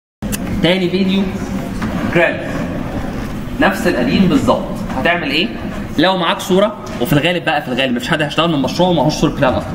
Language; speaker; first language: Arabic; native; Arabic